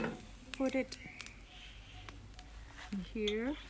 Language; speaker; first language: English; non-native, learner; Thai